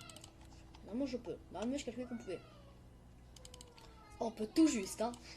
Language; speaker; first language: French; native; French